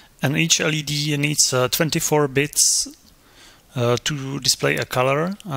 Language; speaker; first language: English; non-native, fluent; Czech